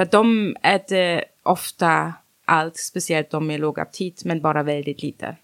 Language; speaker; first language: Swedish; non-native, fluent; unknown